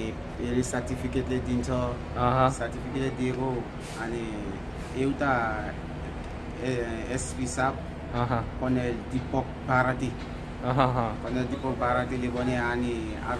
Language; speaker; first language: Nepali; non-native, learner; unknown